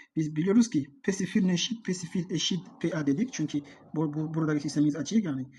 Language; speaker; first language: Turkish; non-native, learner; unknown